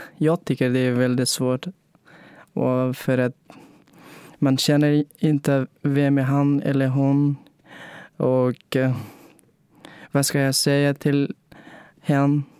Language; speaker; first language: Swedish; non-native, learner; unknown